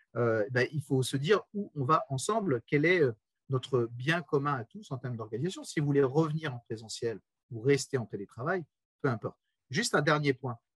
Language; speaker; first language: French; native; French